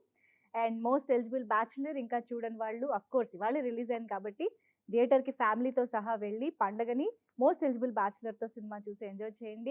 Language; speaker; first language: Telugu; native; Telugu